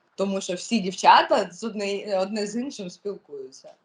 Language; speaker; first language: Ukrainian; non-native, local second language; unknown